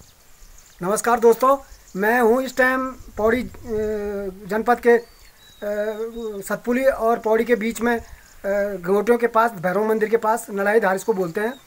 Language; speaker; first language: Hindi; native; Hindi